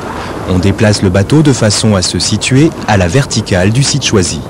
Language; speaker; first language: French; native; French